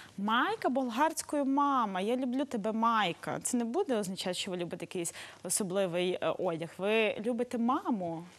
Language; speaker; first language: Ukrainian; native; Ukrainian